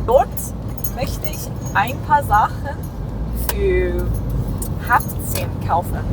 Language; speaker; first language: German; non-native, learner; Persian